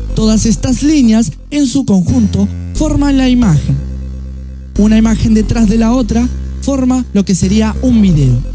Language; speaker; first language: Spanish; native; Spanish